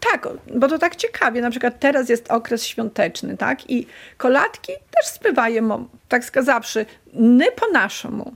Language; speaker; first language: Polish; non-native, local second language; Belarusian